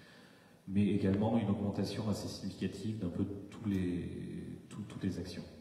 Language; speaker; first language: French; native; French